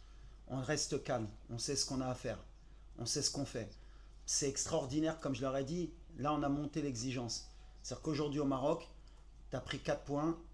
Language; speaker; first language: French; native; French